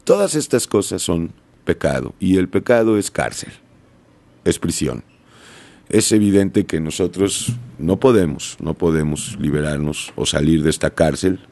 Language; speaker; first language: Spanish; native; Spanish